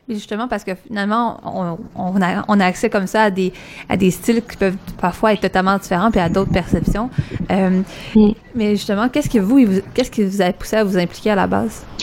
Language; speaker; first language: French; early bilingual, other home language; Arabic